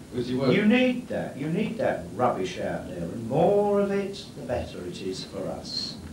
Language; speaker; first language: English; native; English